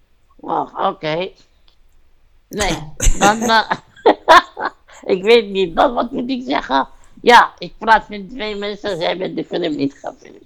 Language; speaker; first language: Dutch; non-native, learner; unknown